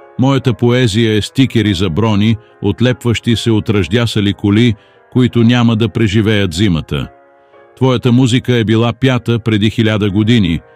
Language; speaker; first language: Bulgarian; non-native, learner; English